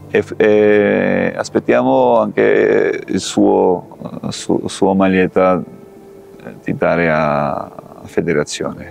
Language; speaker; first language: Italian; non-native, fluent; Georgian